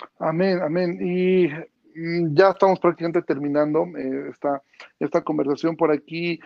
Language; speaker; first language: Spanish; native; Spanish